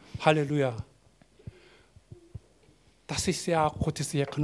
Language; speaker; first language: German; non-native, learner; Korean